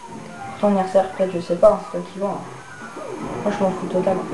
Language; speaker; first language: French; native; French